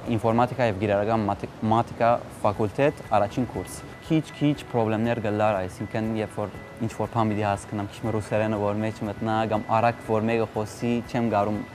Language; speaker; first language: Armenian; early bilingual, heritage; Armenian